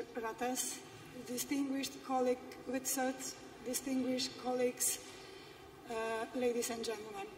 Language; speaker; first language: English; non-native, fluent; Macedonian